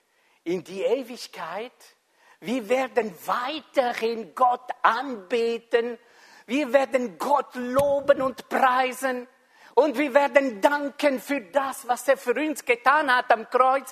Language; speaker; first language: German; non-native, fluent; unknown